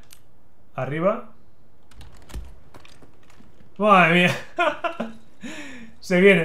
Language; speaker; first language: Spanish; native; Spanish